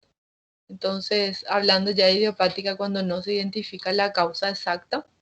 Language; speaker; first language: Spanish; native; Spanish